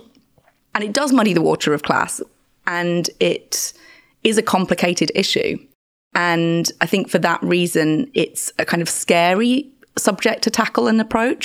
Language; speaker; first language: English; native; English